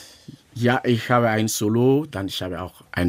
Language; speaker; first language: German; non-native, learner; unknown